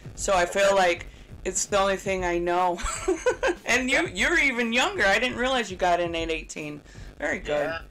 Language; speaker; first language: English; native; English